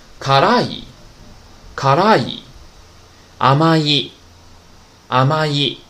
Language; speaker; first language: Japanese; non-native, fluent; Chinese